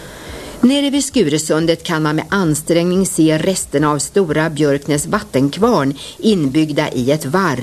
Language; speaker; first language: Swedish; native; Swedish